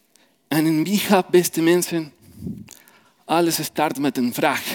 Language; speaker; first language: Dutch; non-native, fluent; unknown